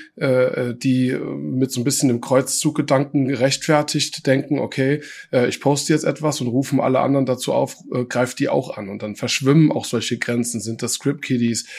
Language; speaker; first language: German; early bilingual, other home language; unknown